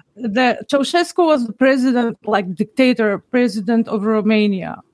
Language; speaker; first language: English; non-native, fluent; Macedonian